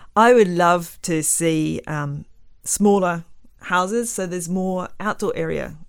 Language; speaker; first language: English; native; English